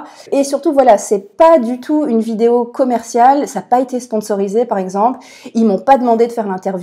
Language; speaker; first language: French; native; French